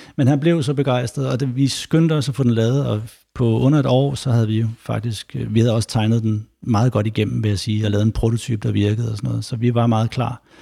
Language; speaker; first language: Danish; native; Danish